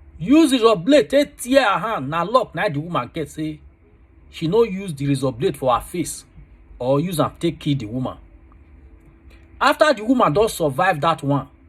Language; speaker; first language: Nigerian Pidgin; native; Nigerian Pidgin